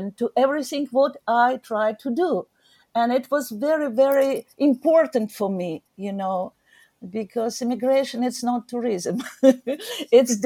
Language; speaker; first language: English; non-native, learner; Ukrainian